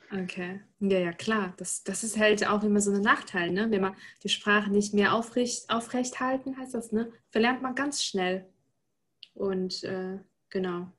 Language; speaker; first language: German; non-native, fluent; Chinese